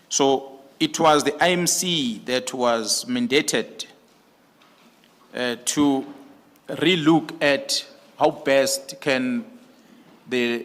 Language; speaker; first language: English; non-native, local second language; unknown